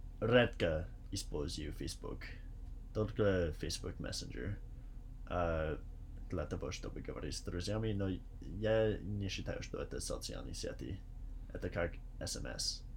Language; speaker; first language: Russian; non-native, learner; English